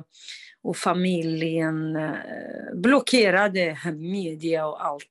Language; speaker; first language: Swedish; non-native, fluent; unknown